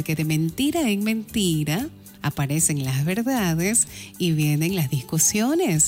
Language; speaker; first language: Spanish; native; Spanish